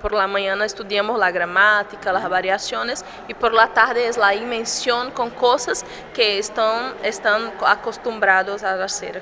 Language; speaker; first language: Spanish; non-native, fluent; Portuguese